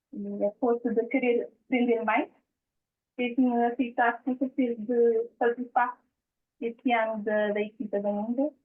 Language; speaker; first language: Portuguese; non-native, local second language; Kabuverdianu